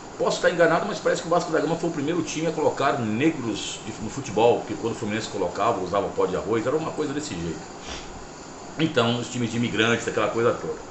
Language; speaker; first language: Portuguese; native; Portuguese